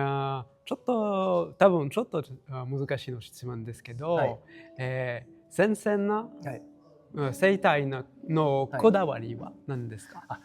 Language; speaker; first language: Japanese; non-native, learner; French